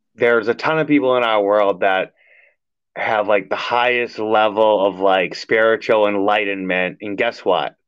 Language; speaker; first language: English; native; English